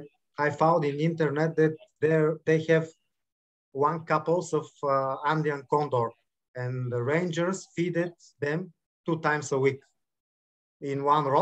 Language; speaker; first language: English; non-native, learner; Bulgarian